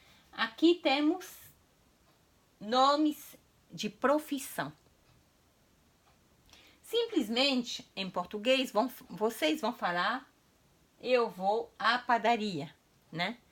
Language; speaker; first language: Portuguese; non-native, fluent; French